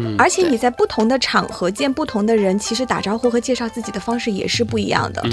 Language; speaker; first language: Chinese; native; Chinese